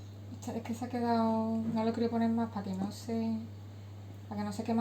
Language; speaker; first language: Spanish; native; Spanish